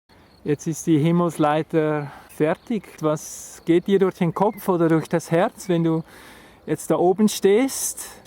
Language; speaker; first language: German; native; German